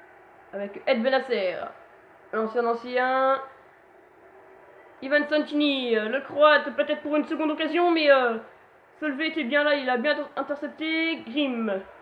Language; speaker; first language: French; native; French